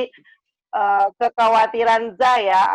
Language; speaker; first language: Indonesian; native; Indonesian